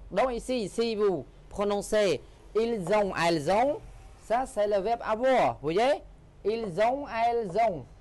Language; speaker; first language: French; non-native, fluent; Khmer